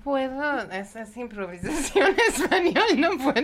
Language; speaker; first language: Spanish; non-native, learner; Persian